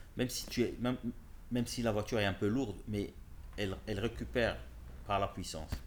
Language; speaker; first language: French; non-native, local second language; Arabic